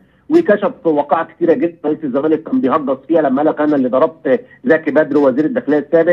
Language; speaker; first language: Arabic; native; Arabic